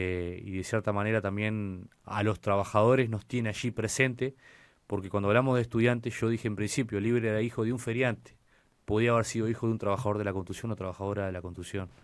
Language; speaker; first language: Spanish; native; Spanish